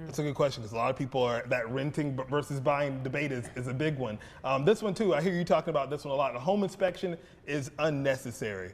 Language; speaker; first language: English; native; English